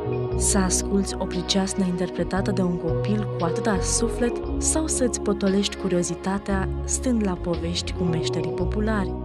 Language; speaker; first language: Romanian; native; Romanian